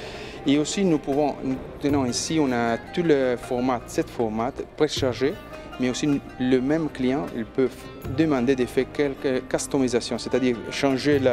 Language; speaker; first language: French; non-native, learner; Spanish